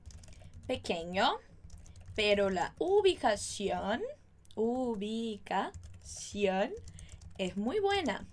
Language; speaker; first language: Spanish; non-native, fluent; Portuguese